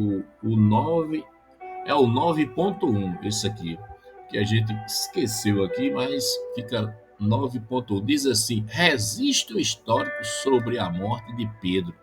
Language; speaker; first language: Portuguese; native; Portuguese